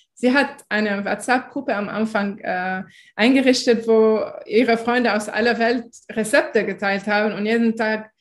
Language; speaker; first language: German; non-native, fluent; Arabic